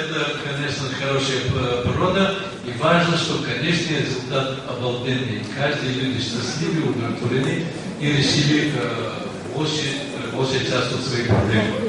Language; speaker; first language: Russian; non-native, learner; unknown